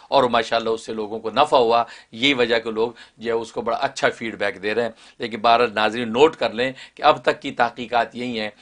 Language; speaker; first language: Urdu; native; Urdu